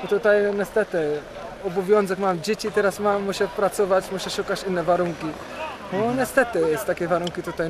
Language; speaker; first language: Polish; non-native, learner; Arabic